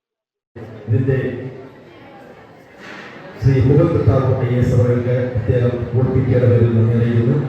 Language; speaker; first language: Malayalam; native; Malayalam